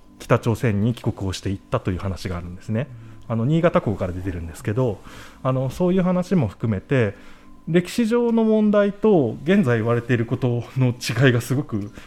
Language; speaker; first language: Japanese; native; Japanese